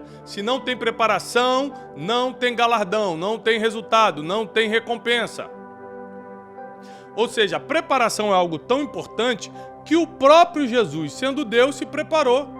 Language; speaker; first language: Portuguese; native; Portuguese